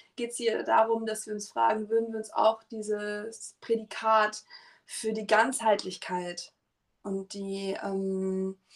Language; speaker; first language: German; native; German